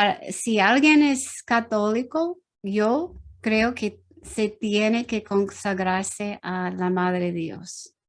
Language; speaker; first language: Spanish; non-native, learner; English